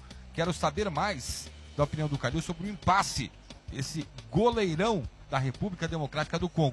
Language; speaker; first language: Portuguese; native; Portuguese